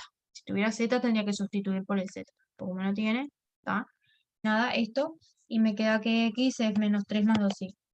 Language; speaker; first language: Spanish; native; Spanish